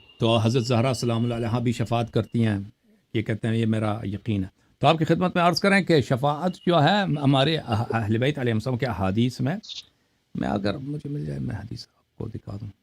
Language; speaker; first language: Urdu; non-native, fluent; Persian